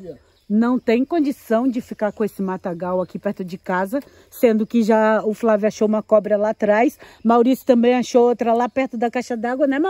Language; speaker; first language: Portuguese; native; Portuguese